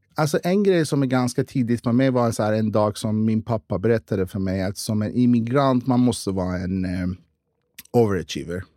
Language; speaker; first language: Swedish; non-native, fluent; Persian